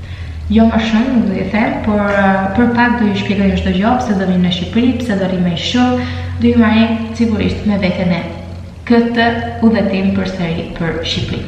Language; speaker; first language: Albanian; early bilingual, heritage; Albanian